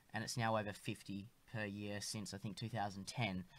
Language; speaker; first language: English; native; English